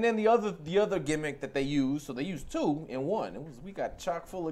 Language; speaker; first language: English; native; English